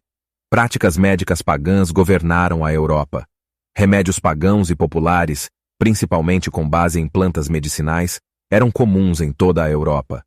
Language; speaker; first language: Portuguese; native; Portuguese